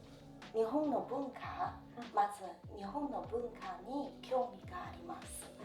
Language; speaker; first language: Japanese; non-native, fluent; Chinese